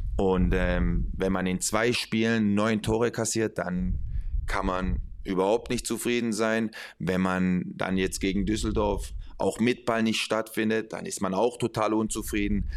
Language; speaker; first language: German; early bilingual, other home language; Spanish